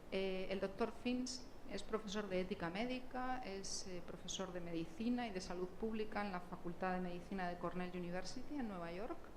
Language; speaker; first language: Spanish; native; Spanish